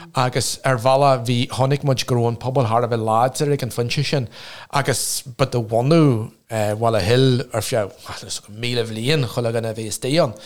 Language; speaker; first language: Irish; non-native, local second language; English